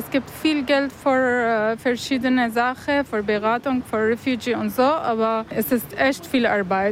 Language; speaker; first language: German; non-native, learner; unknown